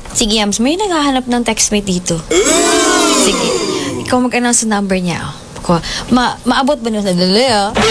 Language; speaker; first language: Filipino; non-native, local second language; Cebuano